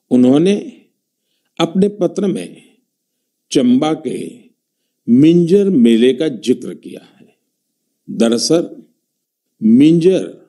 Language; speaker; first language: Hindi; non-native, local second language; Gujarati